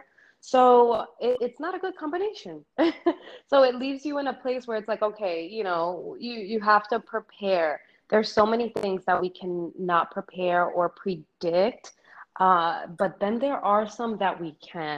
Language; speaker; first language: English; early bilingual, other home language; Spanish